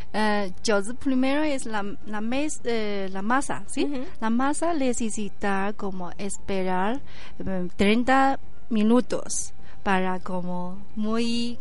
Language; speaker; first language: Spanish; non-native, learner; Chinese